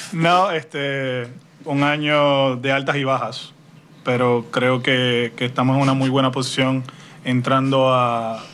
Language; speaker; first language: Spanish; native; Spanish